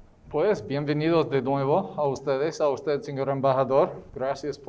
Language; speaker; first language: Spanish; non-native, fluent; English